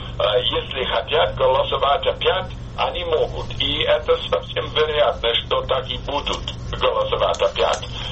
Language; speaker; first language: Russian; non-native, fluent; English